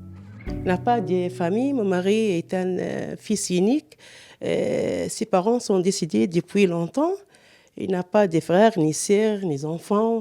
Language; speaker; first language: French; non-native, local second language; Arabic